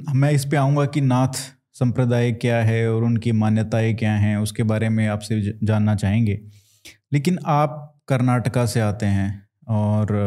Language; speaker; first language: Hindi; native; Hindi